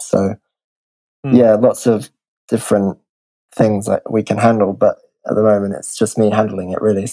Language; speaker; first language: English; native; English